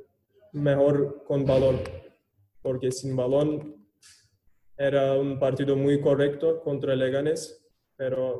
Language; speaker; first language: Spanish; non-native, learner; Turkish